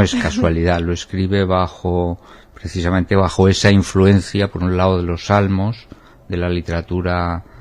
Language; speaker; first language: Spanish; native; Spanish